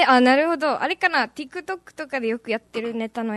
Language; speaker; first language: Japanese; native; Japanese